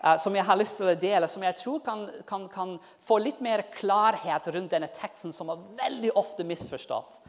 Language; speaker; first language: Norwegian; non-native, fluent; English